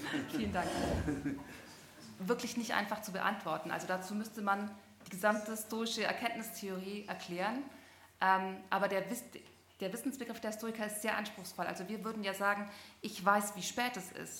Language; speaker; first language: German; native; German